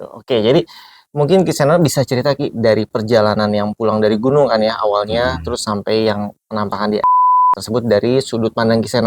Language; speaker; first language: Indonesian; native; Indonesian